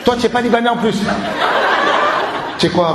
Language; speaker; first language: French; native; French